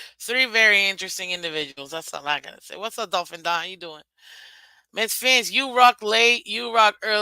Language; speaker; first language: English; native; English